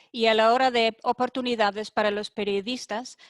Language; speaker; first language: Spanish; non-native, fluent; German